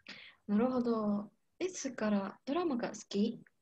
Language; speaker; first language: Japanese; non-native, learner; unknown